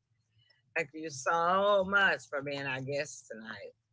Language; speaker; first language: English; native; English